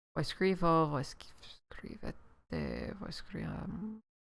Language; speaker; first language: Italian; non-native, learner; English